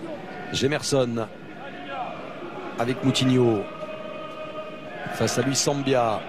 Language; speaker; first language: French; native; French